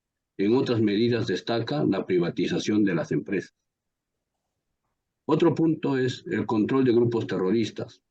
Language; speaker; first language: Spanish; native; Spanish